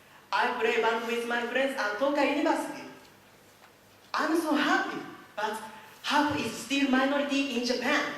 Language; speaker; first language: English; non-native, learner; Japanese